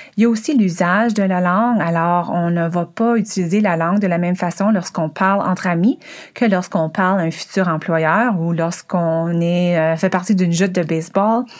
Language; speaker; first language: French; native; French